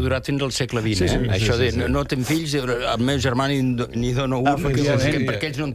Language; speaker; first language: Catalan; native; Catalan